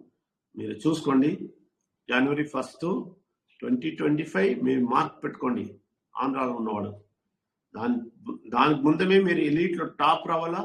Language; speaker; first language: Telugu; non-native, learner; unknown